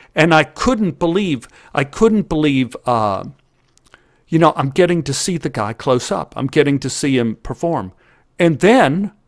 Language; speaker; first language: English; native; English